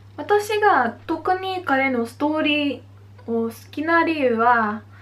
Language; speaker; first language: Japanese; non-native, fluent; Dutch